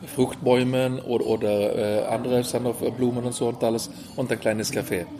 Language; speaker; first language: German; non-native, learner; Swedish